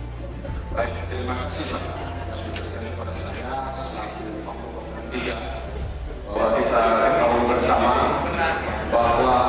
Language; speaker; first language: Indonesian; native; Indonesian